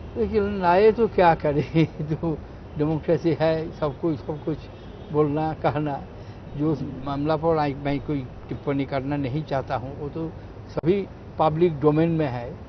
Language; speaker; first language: Hindi; non-native, local second language; Bangla